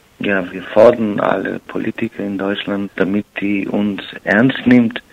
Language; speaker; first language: German; non-native, learner; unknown